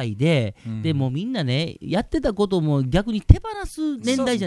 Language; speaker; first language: Japanese; native; Japanese